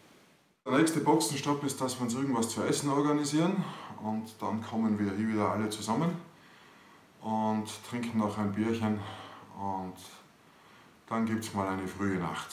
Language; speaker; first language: German; native; German